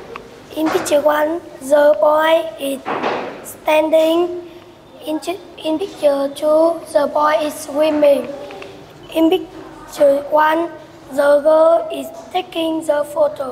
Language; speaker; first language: English; non-native, learner; Vietnamese